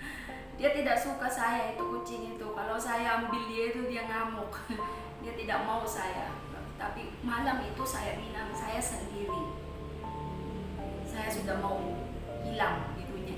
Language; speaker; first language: Indonesian; non-native, fluent; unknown